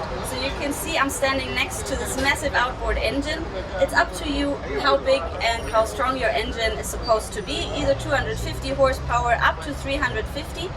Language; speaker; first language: English; non-native, fluent; German